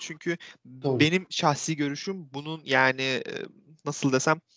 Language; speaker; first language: Turkish; native; Turkish